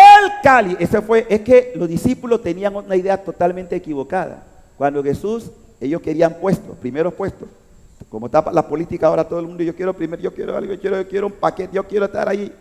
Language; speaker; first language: Spanish; native; Spanish